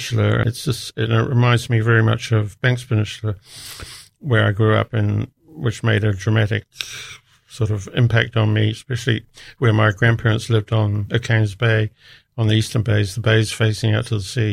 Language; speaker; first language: English; native; English